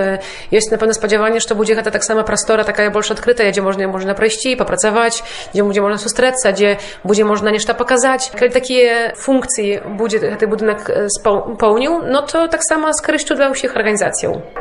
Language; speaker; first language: Polish; non-native, local second language; Belarusian